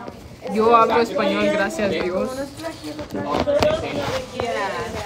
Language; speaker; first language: Spanish; early bilingual, heritage; Spanish